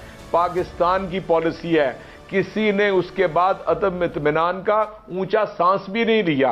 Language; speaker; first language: Urdu; native; Urdu